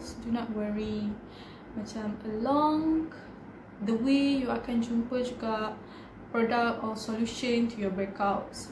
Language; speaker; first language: English; non-native, local second language; Malay